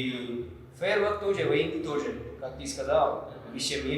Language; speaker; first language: Russian; non-native, learner; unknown